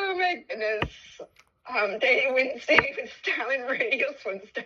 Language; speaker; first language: English; native; English